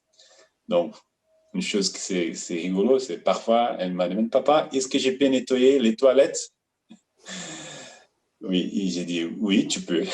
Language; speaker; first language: French; non-native, fluent; Portuguese